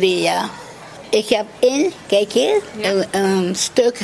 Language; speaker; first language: Dutch; non-native, local second language; Papiamento